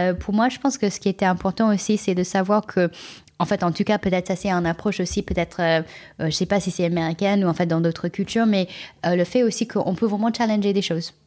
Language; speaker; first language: French; non-native, fluent; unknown